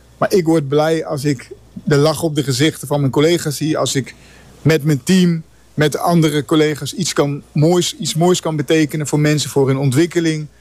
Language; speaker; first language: Dutch; native; Dutch